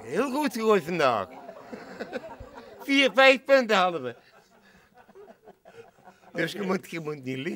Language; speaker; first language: Dutch; native; Dutch